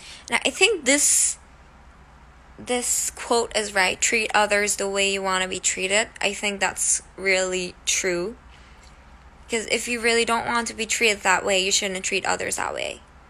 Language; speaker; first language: English; early bilingual, other home language; Korean